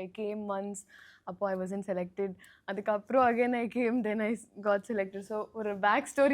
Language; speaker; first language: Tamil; non-native, learner; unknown